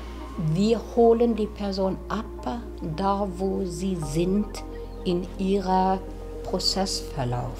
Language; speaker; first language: German; non-native, fluent; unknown